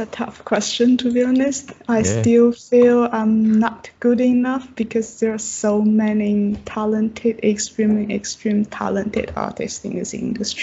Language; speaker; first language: English; non-native, fluent; Chinese